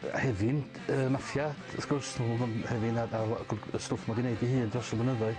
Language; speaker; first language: Welsh; native; Welsh